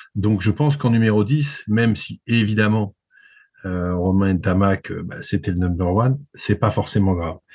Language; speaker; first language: French; native; French